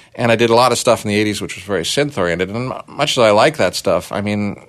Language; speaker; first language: English; native; English